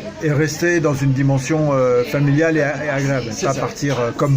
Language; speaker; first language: French; native; French